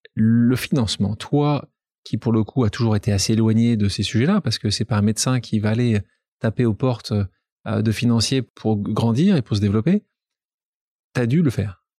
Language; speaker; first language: French; native; French